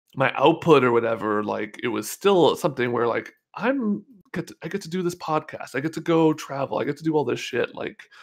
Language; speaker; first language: English; native; English